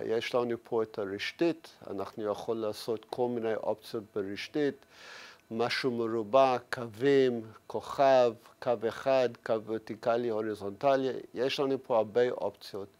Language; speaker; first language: Hebrew; non-native, fluent; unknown